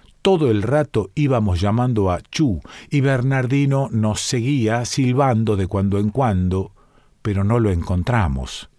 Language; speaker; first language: Spanish; native; Spanish